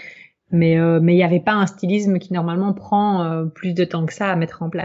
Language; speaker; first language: French; native; French